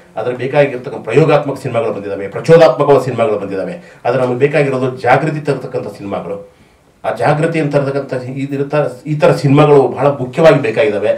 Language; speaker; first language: Kannada; native; Kannada